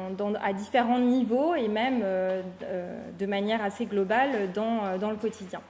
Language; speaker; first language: French; native; French